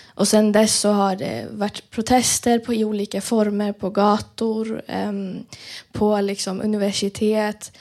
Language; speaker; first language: Swedish; early bilingual, other home language; Persian